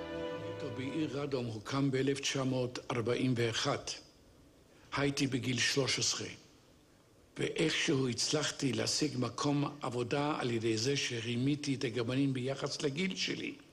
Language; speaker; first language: Hebrew; non-native, fluent; Yiddish